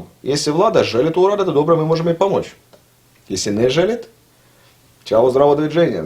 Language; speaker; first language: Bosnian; non-native, learner; Russian